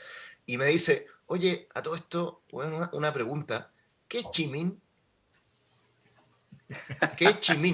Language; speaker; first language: Spanish; native; Spanish